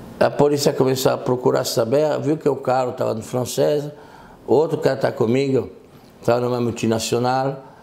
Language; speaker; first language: Portuguese; non-native, fluent; French